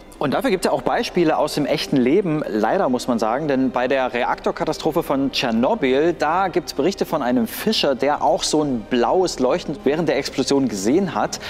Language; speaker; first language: German; native; German